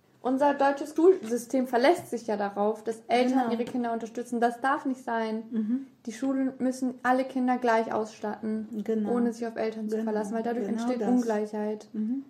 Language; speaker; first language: German; early bilingual, other home language; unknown